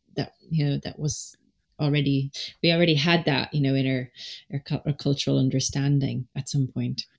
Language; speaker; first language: English; native; English